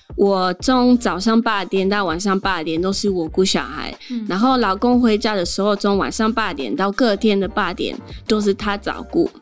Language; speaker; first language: Chinese; non-native, fluent; French